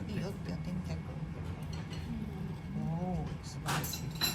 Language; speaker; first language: Japanese; native; Japanese